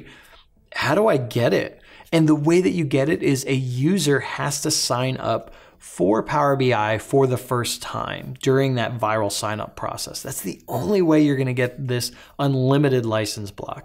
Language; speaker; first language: English; native; English